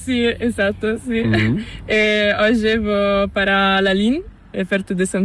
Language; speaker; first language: Spanish; non-native, learner; Portuguese